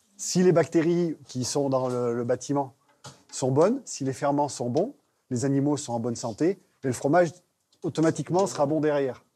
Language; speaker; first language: French; native; French